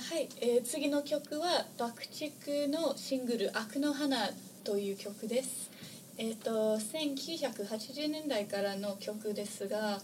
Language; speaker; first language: Japanese; non-native, fluent; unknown